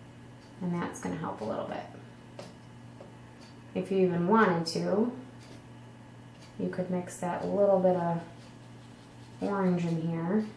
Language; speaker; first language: English; native; English